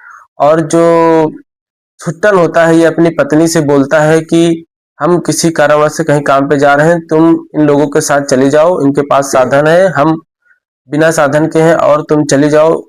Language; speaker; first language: Hindi; native; Hindi